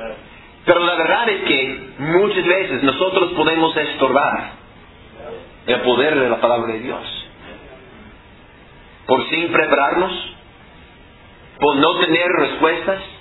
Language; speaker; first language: Spanish; non-native, fluent; English